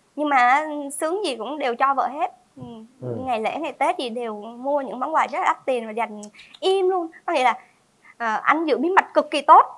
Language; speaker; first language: Vietnamese; native; Vietnamese